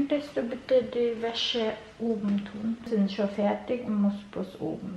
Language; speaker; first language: German; non-native, learner; Filipino